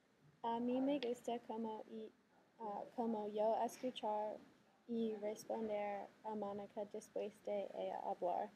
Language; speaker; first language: Spanish; non-native, learner; English